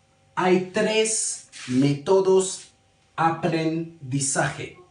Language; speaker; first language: Spanish; non-native, learner; Haitian Creole